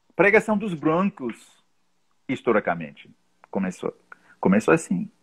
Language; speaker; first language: Portuguese; non-native, fluent; English